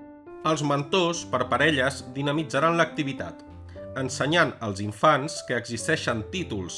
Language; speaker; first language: Catalan; native; Catalan